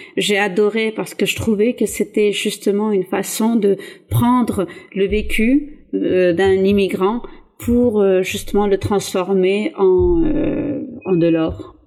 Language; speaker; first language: French; early bilingual, other home language; Arabic